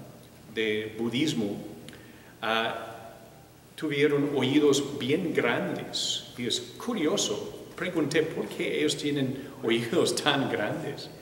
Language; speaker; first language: Spanish; non-native, fluent; English